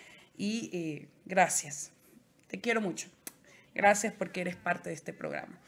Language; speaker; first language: Spanish; native; Spanish